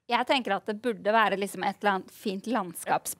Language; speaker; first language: Norwegian; native; Norwegian